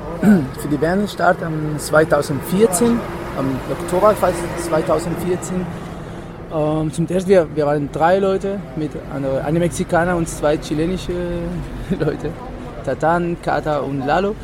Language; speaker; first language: German; non-native, learner; Spanish